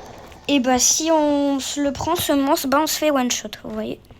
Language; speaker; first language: French; native; French